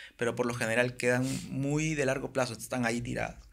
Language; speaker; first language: Spanish; native; Spanish